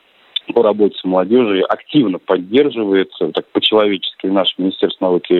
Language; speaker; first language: Russian; native; Russian